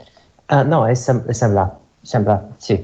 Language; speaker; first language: Catalan; non-native, learner; English